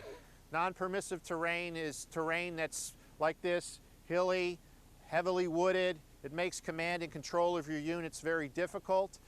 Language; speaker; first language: English; native; English